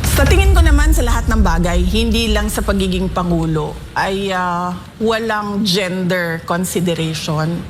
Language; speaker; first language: Filipino; non-native, local second language; Cebuano